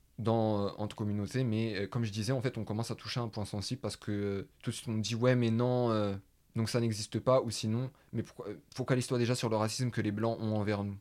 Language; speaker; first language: French; native; French